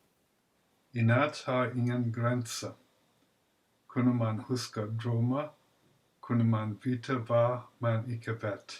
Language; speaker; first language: Norwegian; non-native, learner; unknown